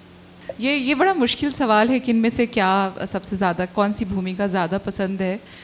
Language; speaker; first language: Hindi; native; Hindi